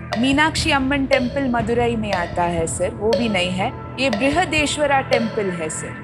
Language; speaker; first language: Hindi; non-native, local second language; Tulu